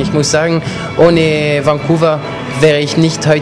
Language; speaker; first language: German; non-native, local second language; French